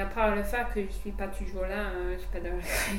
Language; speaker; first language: French; non-native, fluent; English